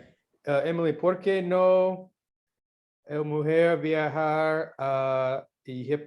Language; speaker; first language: Spanish; non-native, learner; English